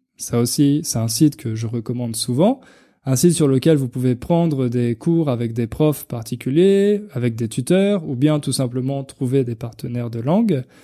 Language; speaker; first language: French; native; French